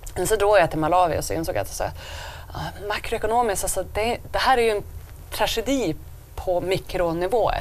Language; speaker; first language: Swedish; native; Swedish